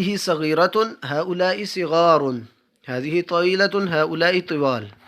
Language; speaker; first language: Arabic; non-native, fluent; Urdu